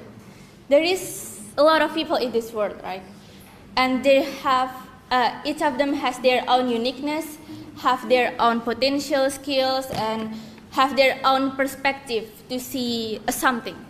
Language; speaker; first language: English; non-native, learner; Indonesian